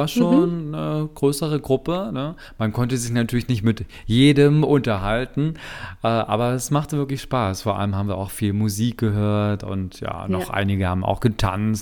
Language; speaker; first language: German; native; German